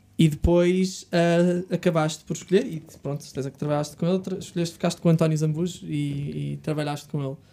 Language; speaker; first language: Portuguese; native; Portuguese